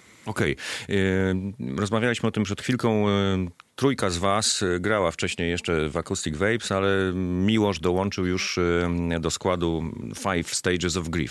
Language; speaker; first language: Polish; native; Polish